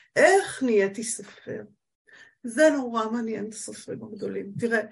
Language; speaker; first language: Hebrew; native; Hebrew